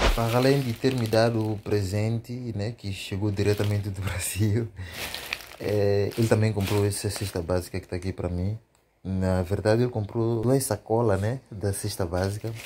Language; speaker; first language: Portuguese; native; Portuguese